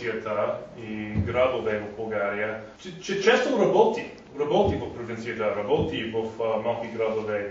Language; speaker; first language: Bulgarian; non-native, learner; English